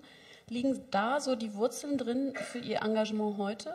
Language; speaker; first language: German; native; German